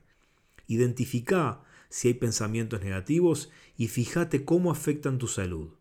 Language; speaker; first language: Spanish; native; Spanish